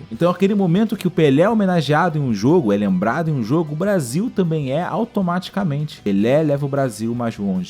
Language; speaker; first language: Portuguese; native; Portuguese